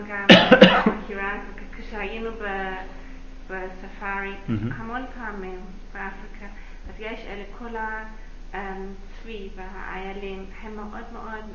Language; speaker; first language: Hebrew; non-native, fluent; English